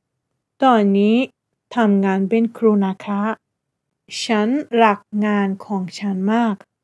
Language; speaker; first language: Thai; non-native, fluent; Persian